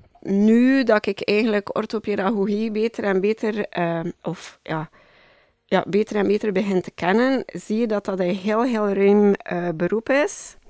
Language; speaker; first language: Dutch; native; Dutch